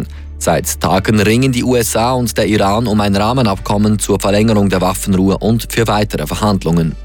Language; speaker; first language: German; native; German